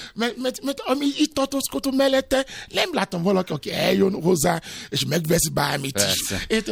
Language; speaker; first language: Hungarian; non-native, learner; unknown